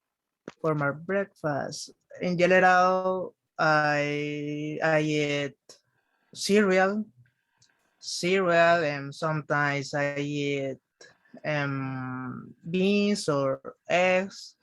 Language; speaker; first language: English; non-native, learner; Spanish